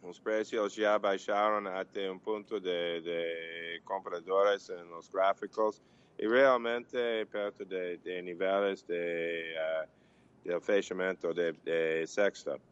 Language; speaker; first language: Portuguese; non-native, learner; English